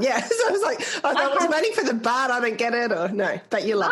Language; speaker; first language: English; native; English